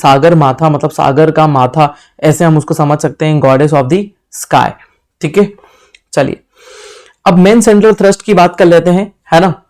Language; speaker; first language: Hindi; native; Hindi